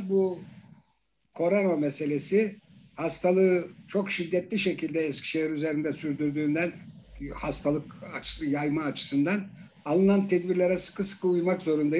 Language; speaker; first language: Turkish; native; Turkish